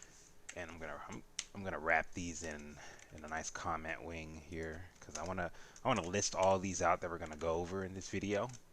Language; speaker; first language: English; native; English